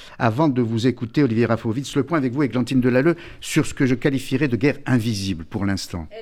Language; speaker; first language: French; native; French